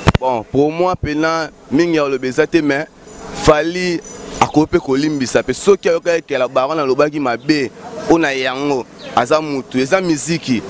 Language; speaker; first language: Lingala; native; Lingala